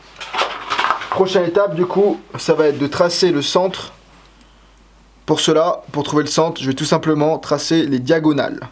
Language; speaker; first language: French; native; French